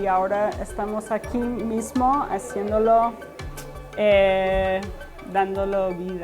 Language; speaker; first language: Spanish; early bilingual, heritage; Spanish